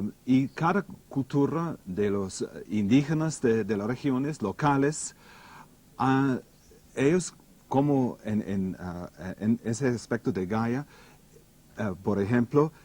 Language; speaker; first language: Spanish; non-native, fluent; English